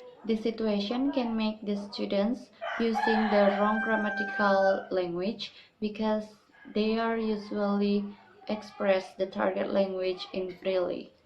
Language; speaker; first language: English; non-native, learner; Indonesian